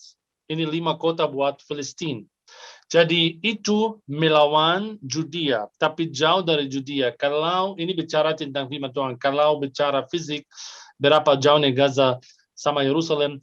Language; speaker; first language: Indonesian; non-native, fluent; Arabic